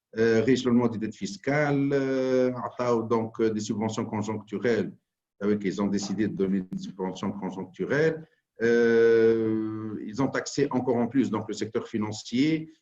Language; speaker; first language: French; non-native, local second language; Arabic